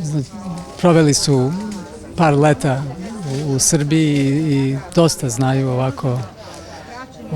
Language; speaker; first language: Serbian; early bilingual, heritage; Serbian